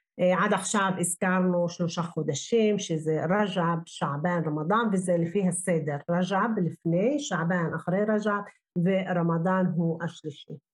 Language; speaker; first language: Hebrew; non-native, local second language; Arabic